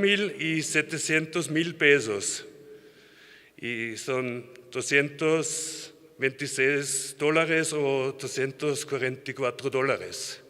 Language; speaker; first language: Spanish; non-native, learner; German